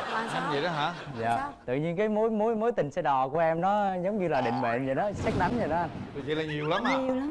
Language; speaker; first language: Vietnamese; native; Vietnamese